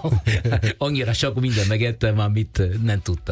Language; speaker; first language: Hungarian; non-native, learner; Italian